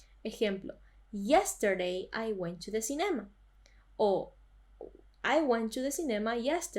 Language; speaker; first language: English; non-native, fluent; Spanish